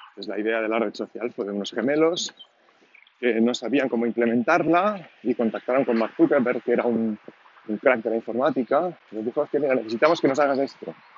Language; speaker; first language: Spanish; non-native, local second language; Catalan